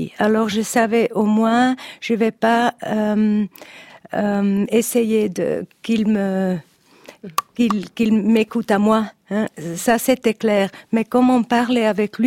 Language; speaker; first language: French; non-native, learner; Italian